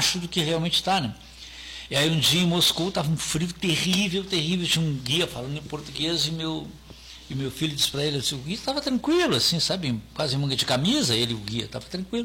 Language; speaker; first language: Portuguese; native; Portuguese